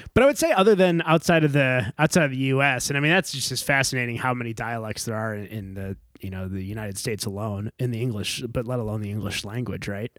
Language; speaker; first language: English; native; English